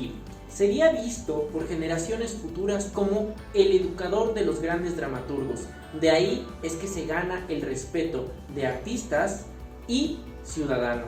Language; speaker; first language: Spanish; native; Spanish